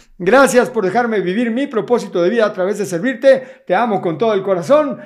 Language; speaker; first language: Spanish; native; Spanish